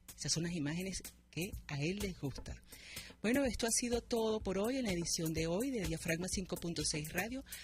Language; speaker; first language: Spanish; native; Spanish